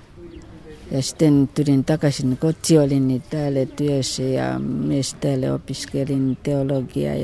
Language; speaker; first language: Finnish; non-native, fluent; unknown